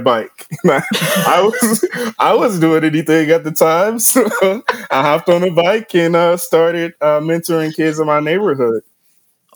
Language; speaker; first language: English; native; English